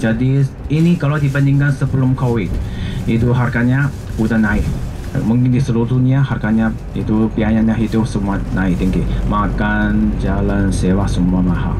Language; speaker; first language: Indonesian; non-native, fluent; Chinese